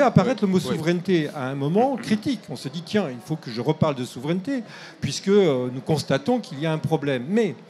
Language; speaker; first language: French; native; French